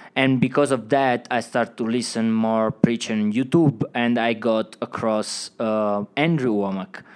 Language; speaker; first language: English; non-native, fluent; Italian